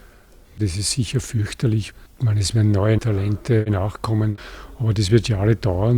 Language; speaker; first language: German; native; German